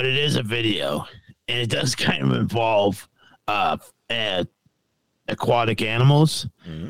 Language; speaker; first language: English; native; English